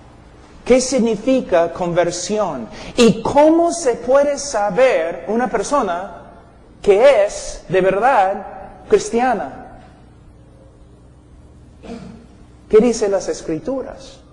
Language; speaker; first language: Spanish; non-native, fluent; English